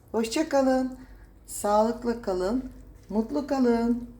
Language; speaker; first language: Turkish; native; Turkish